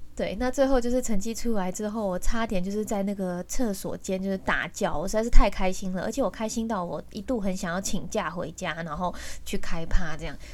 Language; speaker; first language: Chinese; native; Chinese